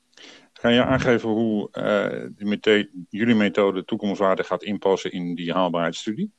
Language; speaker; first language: Dutch; native; Dutch